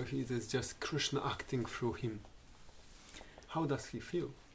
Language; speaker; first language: English; non-native, fluent; Polish